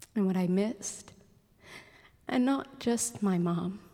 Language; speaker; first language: English; native; English